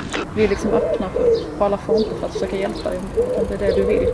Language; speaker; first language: Swedish; native; Swedish